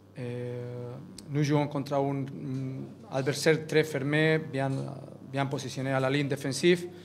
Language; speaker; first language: French; non-native, learner; Catalan